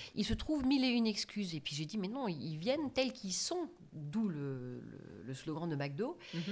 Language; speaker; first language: French; non-native, fluent; German